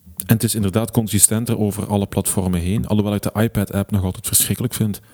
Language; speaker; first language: Dutch; native; Dutch